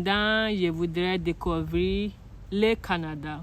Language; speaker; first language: French; non-native, learner; Akan